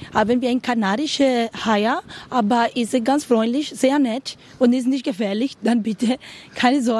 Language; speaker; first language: German; non-native, learner; Spanish